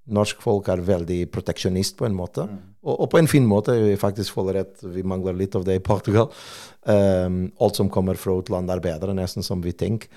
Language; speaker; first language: Norwegian; non-native, fluent; Portuguese